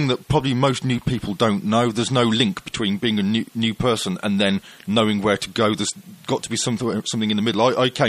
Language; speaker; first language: English; native; English